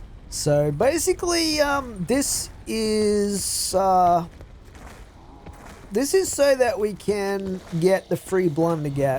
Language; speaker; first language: English; native; English